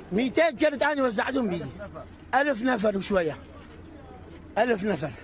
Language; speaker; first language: Arabic; native; Arabic